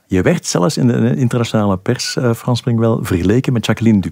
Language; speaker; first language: Dutch; native; Dutch